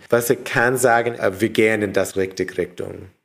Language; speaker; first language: German; non-native, learner; English